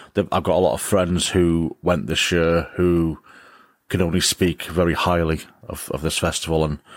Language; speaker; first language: English; native; English